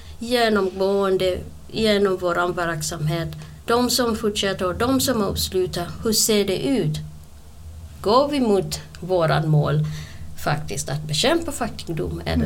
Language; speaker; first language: Swedish; non-native, fluent; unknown